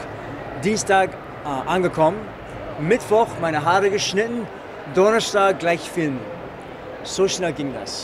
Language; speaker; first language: German; non-native, fluent; English